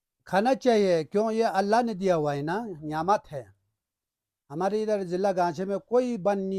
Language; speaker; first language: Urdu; non-native, local second language; Balti